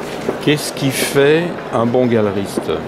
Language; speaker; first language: French; native; French